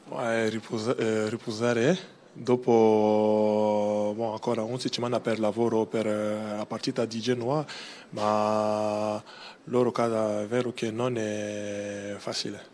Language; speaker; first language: Italian; non-native, learner; French